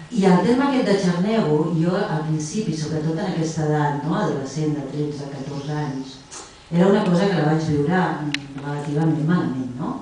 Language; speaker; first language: Catalan; non-native, local second language; Spanish